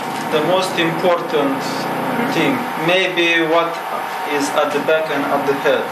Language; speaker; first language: English; non-native, learner; Romanian